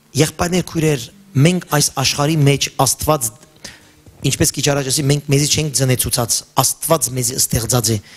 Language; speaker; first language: Armenian; early bilingual, heritage; Armenian